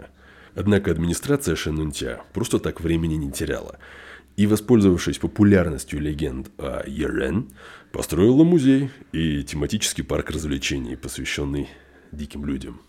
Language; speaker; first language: Russian; native; Russian